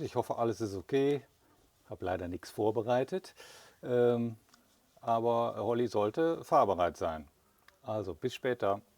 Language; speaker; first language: German; native; German